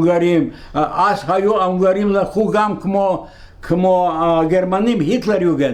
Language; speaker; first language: Hebrew; non-native, fluent; Yiddish